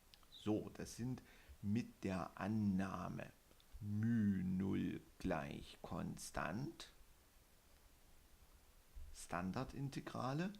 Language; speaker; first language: German; native; German